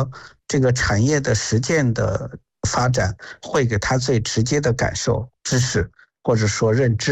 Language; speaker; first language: Chinese; native; Chinese